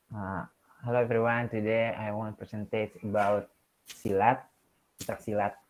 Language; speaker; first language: English; non-native, learner; Indonesian